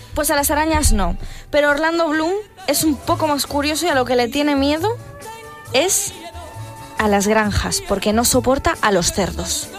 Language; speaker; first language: Spanish; native; Spanish